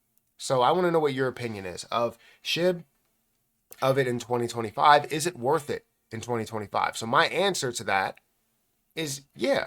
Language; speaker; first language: English; native; English